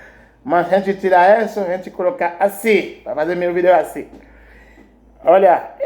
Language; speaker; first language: Portuguese; non-native, learner; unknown